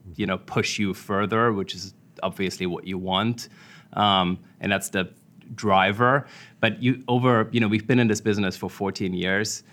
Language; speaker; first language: English; non-native, fluent; German